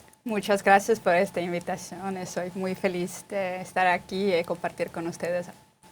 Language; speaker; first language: Spanish; non-native, fluent; Estonian